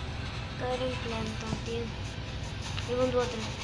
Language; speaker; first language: Spanish; native; Spanish